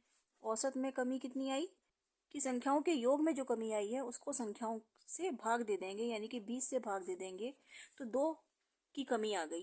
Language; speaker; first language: Hindi; native; Hindi